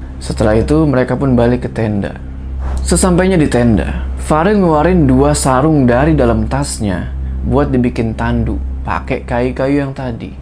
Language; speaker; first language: Indonesian; native; Indonesian